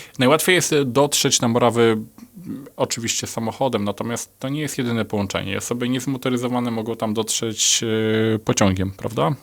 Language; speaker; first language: Polish; native; Polish